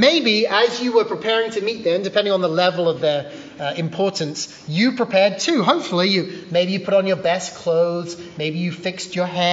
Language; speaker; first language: English; native; English